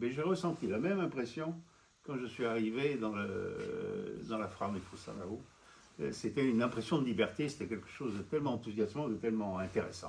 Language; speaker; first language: French; native; French